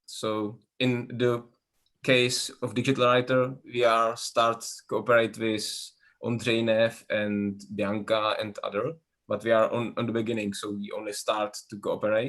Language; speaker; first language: English; non-native, learner; Czech